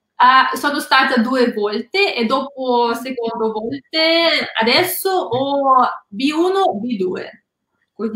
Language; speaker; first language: Italian; non-native, learner; Russian